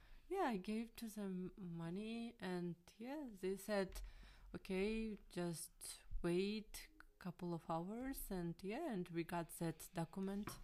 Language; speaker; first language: English; non-native, fluent; Kyrgyz